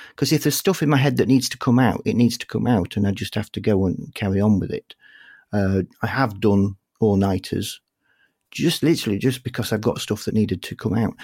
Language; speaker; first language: English; native; English